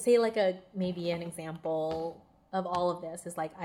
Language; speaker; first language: English; native; English